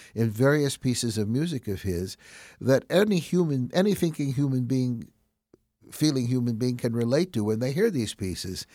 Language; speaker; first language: English; native; English